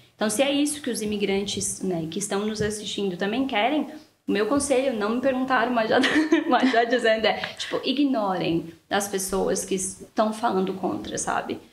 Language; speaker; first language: Portuguese; native; Portuguese